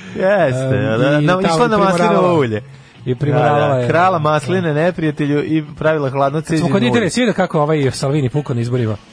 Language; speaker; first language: Serbian; native; Serbian